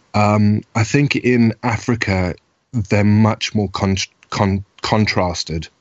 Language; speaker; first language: English; native; English